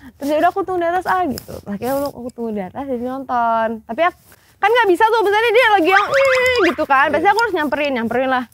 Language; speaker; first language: Indonesian; native; Indonesian